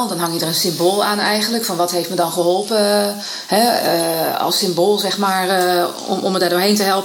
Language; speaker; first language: Dutch; native; Dutch